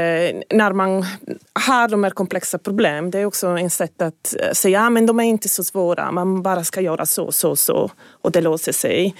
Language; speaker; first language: Swedish; non-native, fluent; Italian